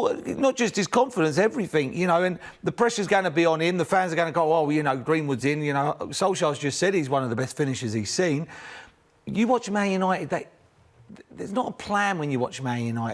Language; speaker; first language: English; native; English